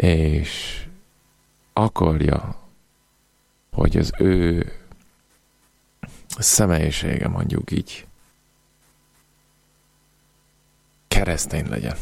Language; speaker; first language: Hungarian; non-native, fluent; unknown